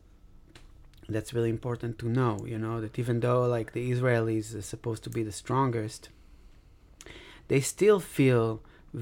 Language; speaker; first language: English; non-native, fluent; Hebrew